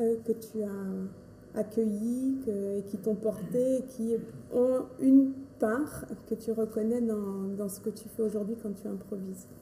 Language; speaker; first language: French; native; French